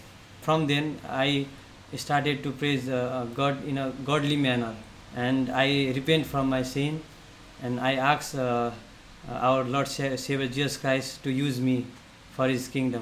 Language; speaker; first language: English; non-native, local second language; Nepali